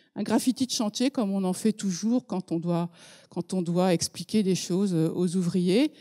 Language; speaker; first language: French; native; French